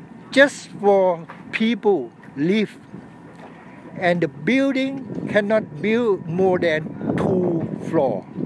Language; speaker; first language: English; non-native, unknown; Thai